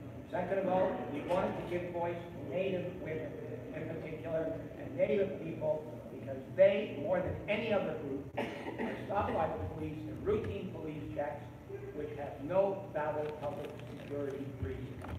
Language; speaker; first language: English; native; English